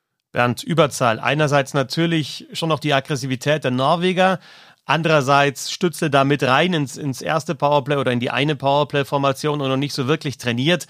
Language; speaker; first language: German; native; German